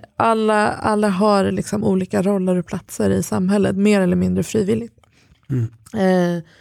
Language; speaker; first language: Swedish; early bilingual, other home language; Persian